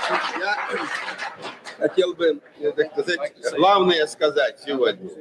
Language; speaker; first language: Russian; native; Russian